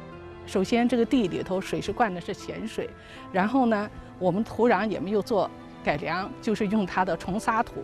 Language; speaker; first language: Chinese; native; Chinese